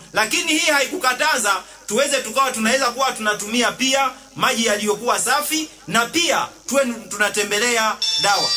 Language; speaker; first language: Swahili; native; Swahili